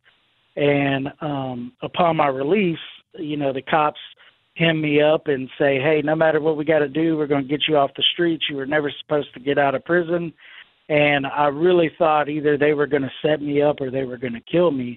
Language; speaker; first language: English; native; English